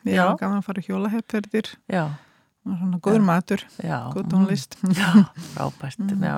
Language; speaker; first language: Icelandic; non-native, fluent; Croatian